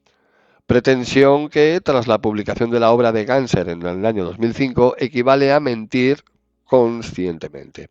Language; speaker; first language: Spanish; native; Spanish